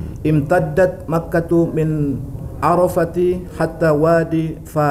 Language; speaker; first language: Arabic; non-native, learner; Indonesian